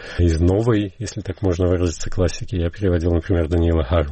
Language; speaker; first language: Russian; native; Russian